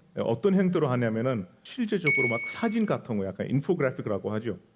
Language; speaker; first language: Korean; non-native, fluent; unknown